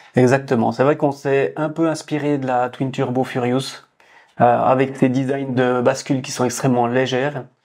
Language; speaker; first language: French; native; French